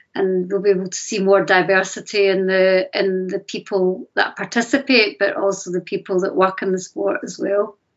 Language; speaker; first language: English; native; English